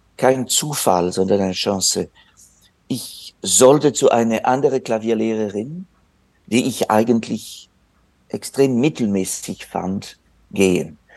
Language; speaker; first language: German; non-native, fluent; French